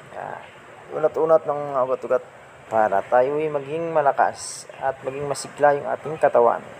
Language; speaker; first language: Filipino; non-native, local second language; Cebuano